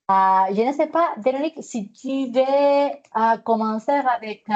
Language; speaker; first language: French; non-native, fluent; Spanish